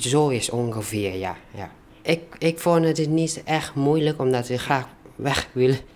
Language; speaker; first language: Dutch; non-native, learner; Thai